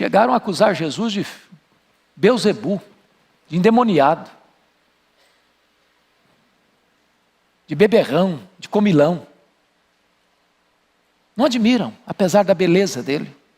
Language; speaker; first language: Portuguese; native; Portuguese